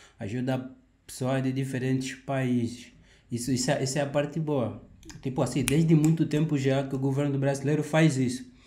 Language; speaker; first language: Portuguese; native; Portuguese